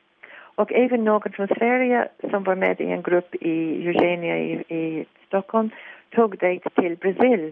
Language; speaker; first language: Swedish; non-native, fluent; English